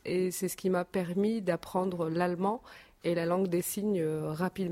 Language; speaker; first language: French; non-native, local second language; Arabic